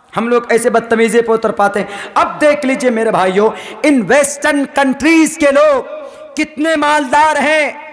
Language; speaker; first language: Urdu; native; Urdu